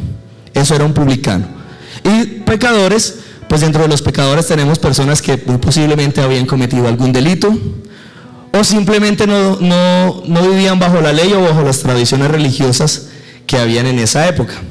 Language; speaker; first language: Spanish; native; Spanish